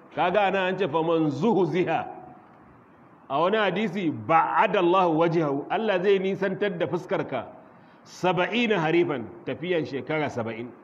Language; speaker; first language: Hausa; non-native, local second language; Kanuri